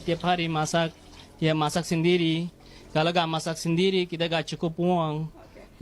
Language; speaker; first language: Indonesian; non-native, fluent; Rohingya